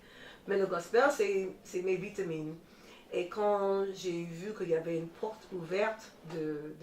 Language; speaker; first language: French; non-native, fluent; English